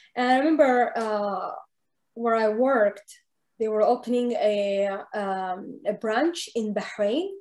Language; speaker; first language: English; non-native, fluent; Arabic